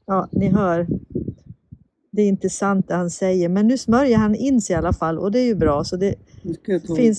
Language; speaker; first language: Swedish; native; Swedish